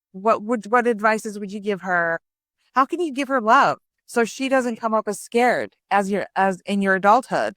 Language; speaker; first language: English; early bilingual, other home language; Persian